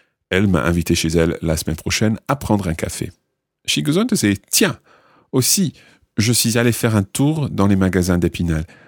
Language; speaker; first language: French; non-native, fluent; English